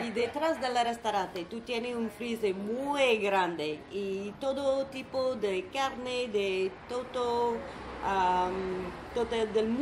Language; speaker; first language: Spanish; non-native, learner; English